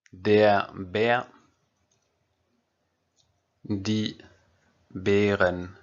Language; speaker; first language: German; non-native, fluent; French